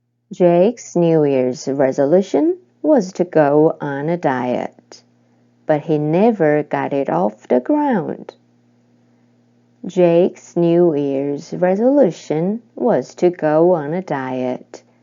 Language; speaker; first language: English; non-native, fluent; Korean